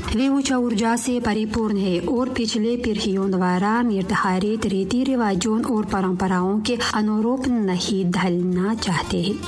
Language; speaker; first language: Hindi; non-native, fluent; Tajik